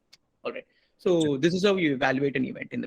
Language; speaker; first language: English; non-native, local second language; Tamil